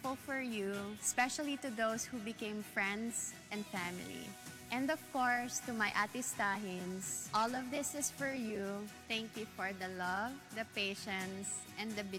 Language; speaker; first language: English; non-native, local second language; Filipino